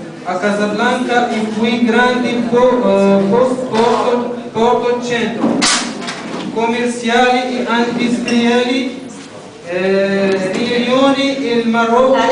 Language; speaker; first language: Italian; non-native, learner; Arabic